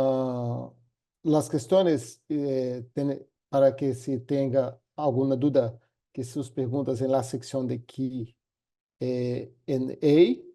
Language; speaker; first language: Spanish; non-native, fluent; Portuguese